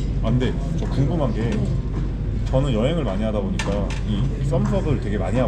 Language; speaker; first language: Korean; native; Korean